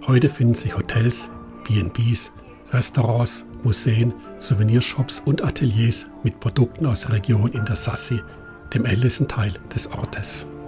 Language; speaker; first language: German; native; German